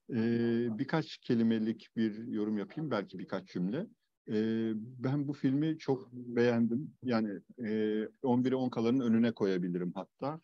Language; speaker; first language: Turkish; native; Turkish